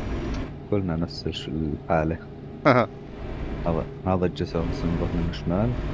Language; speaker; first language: Arabic; native; Arabic